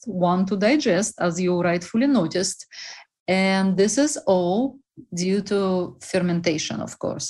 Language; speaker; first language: English; non-native, fluent; Russian